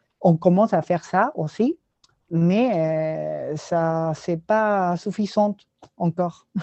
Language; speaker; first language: French; non-native, learner; Spanish